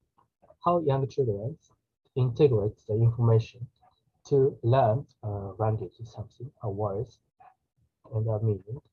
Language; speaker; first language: English; non-native, learner; Japanese